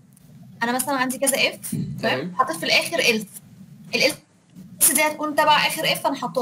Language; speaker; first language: Arabic; native; Arabic